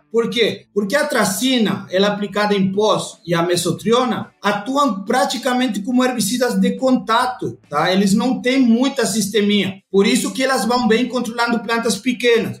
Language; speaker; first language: Portuguese; non-native, fluent; Spanish